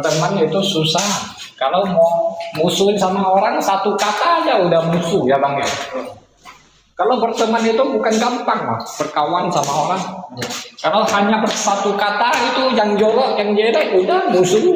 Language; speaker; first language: Indonesian; non-native, learner; Vietnamese